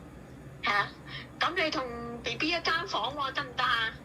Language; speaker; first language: Chinese; non-native, learner; Indonesian